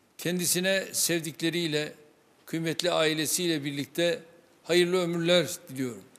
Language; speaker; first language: Turkish; native; Turkish